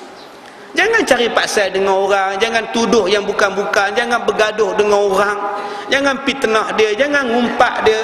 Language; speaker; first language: Malay; native; Malay